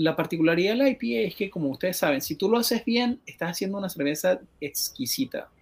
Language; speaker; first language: Spanish; native; Spanish